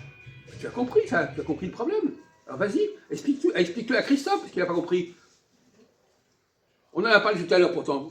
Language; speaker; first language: French; native; French